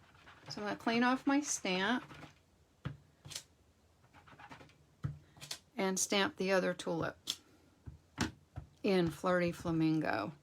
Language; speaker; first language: English; native; English